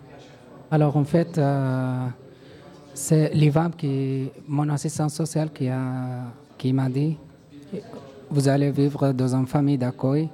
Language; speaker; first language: French; non-native, learner; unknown